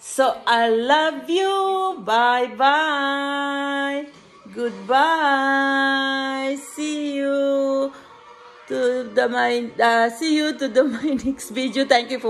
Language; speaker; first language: English; non-native, learner; Filipino